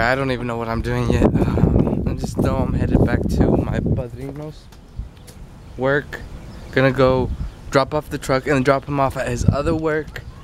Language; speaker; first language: English; early bilingual, other home language; Spanish